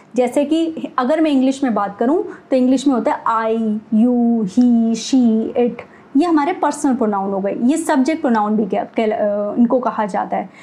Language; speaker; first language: Hindi; native; Hindi